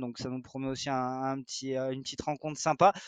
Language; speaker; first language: French; native; French